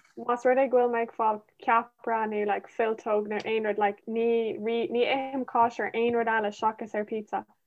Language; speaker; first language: Irish; non-native, local second language; English